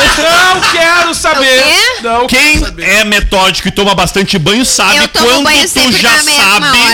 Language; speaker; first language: Portuguese; native; Portuguese